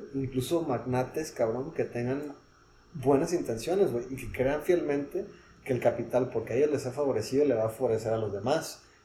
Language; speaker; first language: Spanish; native; Spanish